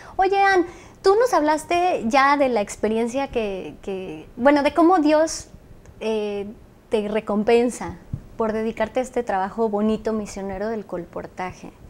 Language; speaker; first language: Spanish; native; Spanish